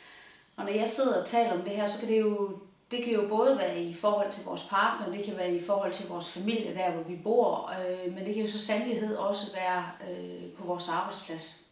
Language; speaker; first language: Danish; native; Danish